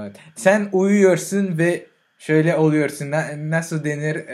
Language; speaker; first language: Turkish; non-native, fluent; French